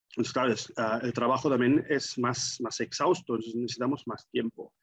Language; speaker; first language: Spanish; non-native, fluent; German